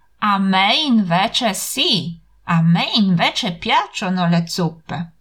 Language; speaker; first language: Italian; non-native, fluent; Polish